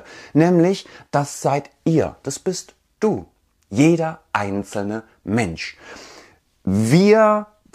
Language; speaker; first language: German; native; German